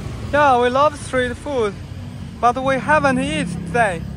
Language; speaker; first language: English; non-native, learner; Chinese